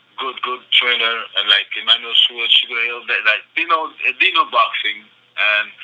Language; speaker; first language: English; non-native, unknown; French